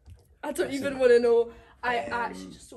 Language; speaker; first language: English; native; English